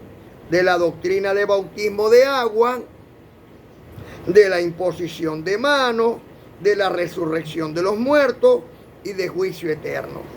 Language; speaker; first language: Spanish; native; Spanish